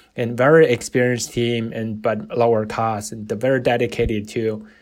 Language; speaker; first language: English; non-native, fluent; Chinese